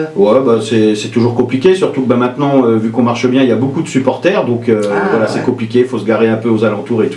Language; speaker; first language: French; native; French